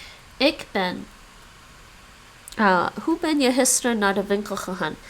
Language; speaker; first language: Dutch; non-native, learner; English